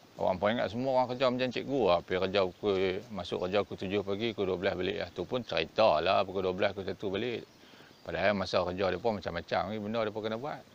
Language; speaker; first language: Malay; native; Malay